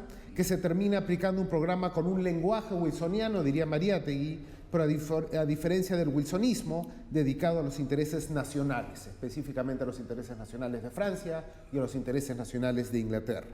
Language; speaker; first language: Spanish; native; Spanish